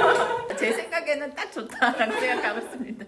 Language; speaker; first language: Korean; native; Korean